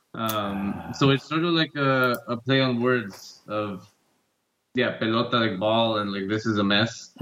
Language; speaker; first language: English; non-native, fluent; Spanish